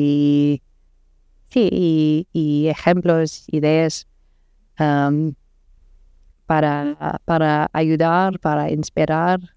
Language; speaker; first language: Spanish; non-native, learner; English